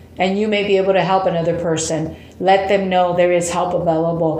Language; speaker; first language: English; early bilingual, other home language; Spanish